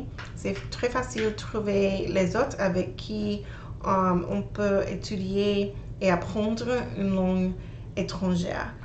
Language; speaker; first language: French; non-native, learner; English